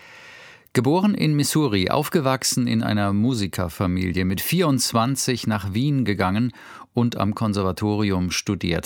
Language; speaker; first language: German; native; German